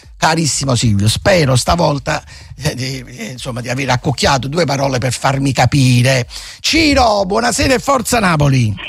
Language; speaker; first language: Italian; native; Italian